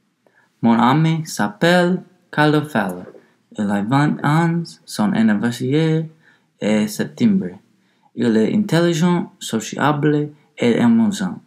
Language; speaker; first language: French; non-native, learner; English